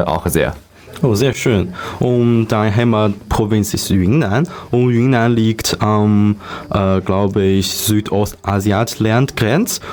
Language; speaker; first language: German; non-native, learner; Chinese